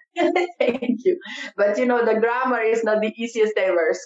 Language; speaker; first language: English; non-native, fluent; Italian